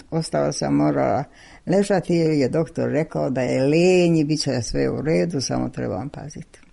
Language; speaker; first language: Serbian; non-native, local second language; Hungarian